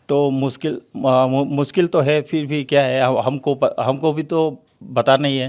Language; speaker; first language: Hindi; non-native, local second language; Manipuri